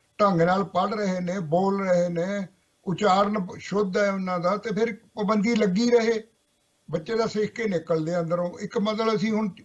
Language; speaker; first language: Punjabi; native; Punjabi